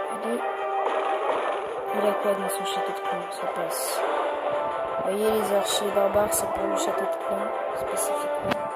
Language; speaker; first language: French; native; French